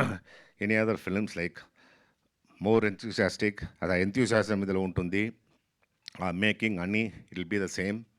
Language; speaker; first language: Telugu; non-native, fluent; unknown